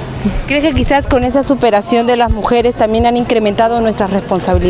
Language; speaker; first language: Spanish; native; Spanish